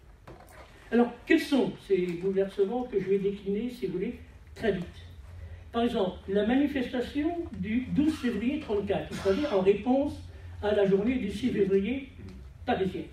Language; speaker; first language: French; native; French